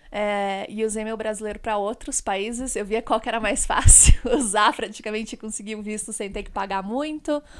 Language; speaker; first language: Portuguese; native; Portuguese